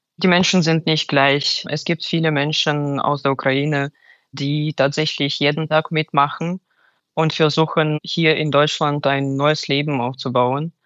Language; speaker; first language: German; non-native, fluent; Russian